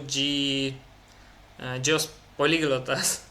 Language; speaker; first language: Portuguese; non-native, learner; Russian